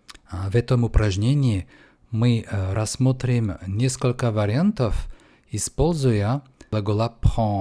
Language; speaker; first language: Russian; non-native, fluent; French